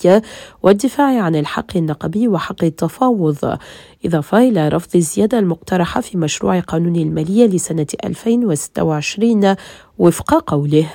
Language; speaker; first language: Arabic; native; Arabic